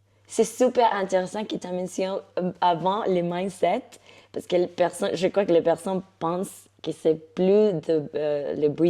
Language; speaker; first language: French; non-native, fluent; Spanish